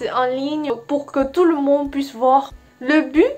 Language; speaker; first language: French; non-native, fluent; Vietnamese